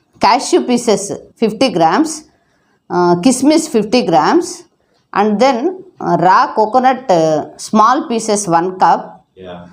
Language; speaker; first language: English; non-native, learner; Telugu